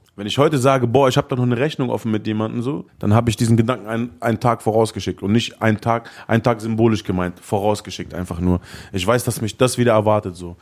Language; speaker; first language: German; early bilingual, other home language; Arabic